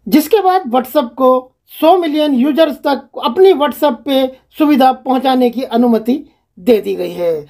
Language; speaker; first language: Hindi; native; Hindi